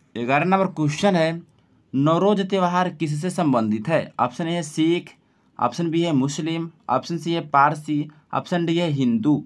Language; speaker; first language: Hindi; native; Hindi